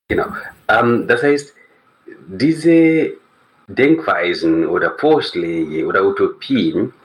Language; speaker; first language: German; non-native, fluent; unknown